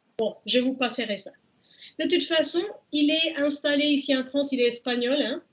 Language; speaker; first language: French; non-native, fluent; Spanish